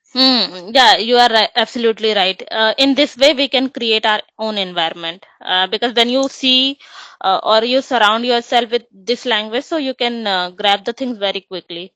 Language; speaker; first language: English; non-native, local second language; Hindi